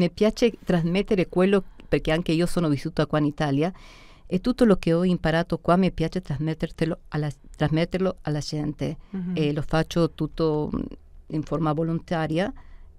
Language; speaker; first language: Italian; early bilingual, heritage; Spanish